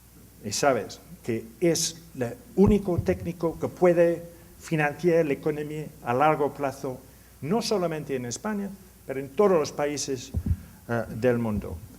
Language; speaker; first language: Spanish; non-native, learner; English